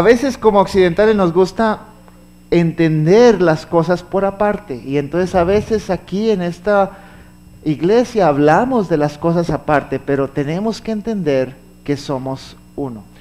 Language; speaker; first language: Spanish; native; Spanish